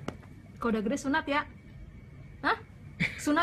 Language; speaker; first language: Indonesian; native; Indonesian